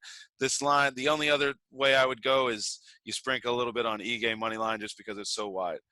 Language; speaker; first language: English; native; English